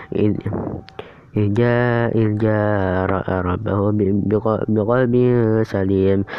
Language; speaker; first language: Arabic; non-native, learner; Indonesian